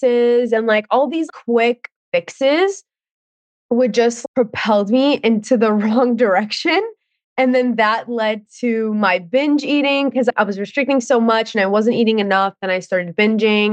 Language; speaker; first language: English; native; English